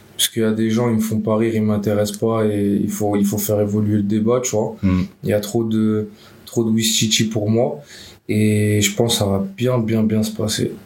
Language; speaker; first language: French; early bilingual, other home language; Wolof